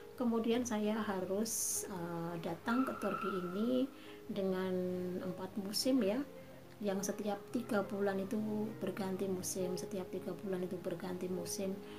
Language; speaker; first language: Indonesian; native; Indonesian